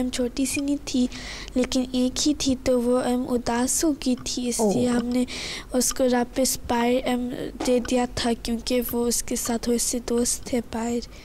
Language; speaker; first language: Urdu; early bilingual, other home language; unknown